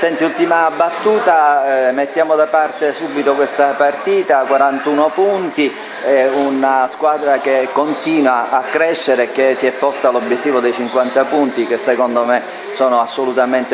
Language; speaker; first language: Italian; native; Italian